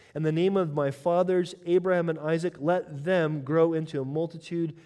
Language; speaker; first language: English; native; English